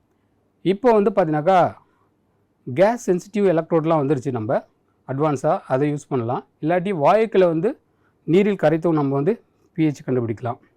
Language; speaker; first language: Tamil; native; Tamil